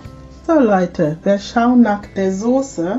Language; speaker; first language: German; non-native, fluent; Akan